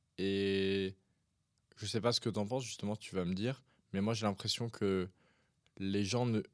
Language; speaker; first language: French; native; French